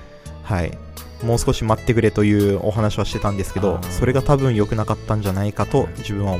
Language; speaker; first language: Japanese; early bilingual, other home language; Portuguese